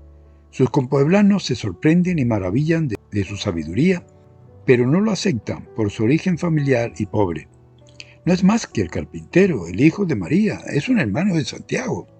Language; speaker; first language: Spanish; native; Spanish